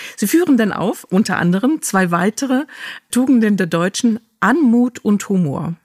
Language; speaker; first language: German; native; German